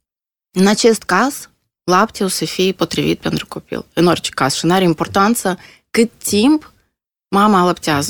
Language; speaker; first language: Romanian; non-native, local second language; Russian